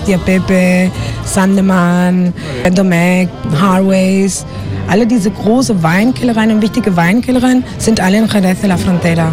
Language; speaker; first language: German; non-native, fluent; Spanish